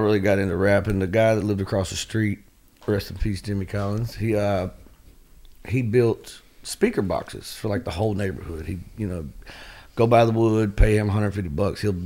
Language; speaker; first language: English; native; English